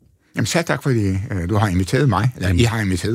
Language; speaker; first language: Danish; non-native, fluent; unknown